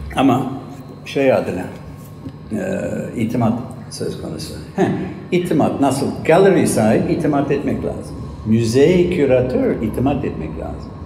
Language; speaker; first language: Turkish; non-native, fluent; English